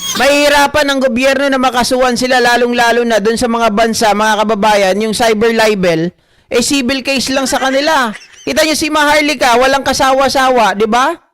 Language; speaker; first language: Filipino; native; Filipino